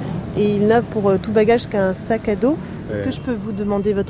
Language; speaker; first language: French; native; French